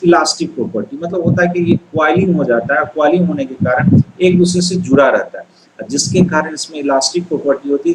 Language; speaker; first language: Hindi; native; Hindi